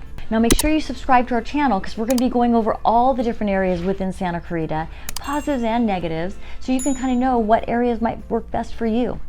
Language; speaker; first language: English; native; English